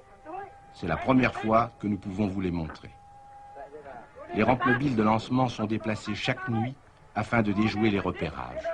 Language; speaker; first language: French; native; French